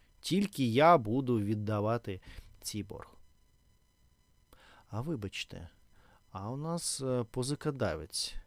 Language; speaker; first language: Ukrainian; non-native, learner; Russian